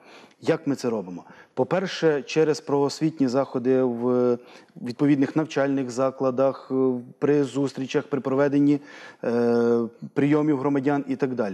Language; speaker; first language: Ukrainian; native; Ukrainian